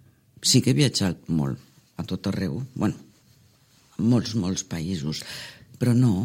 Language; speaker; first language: Catalan; non-native, fluent; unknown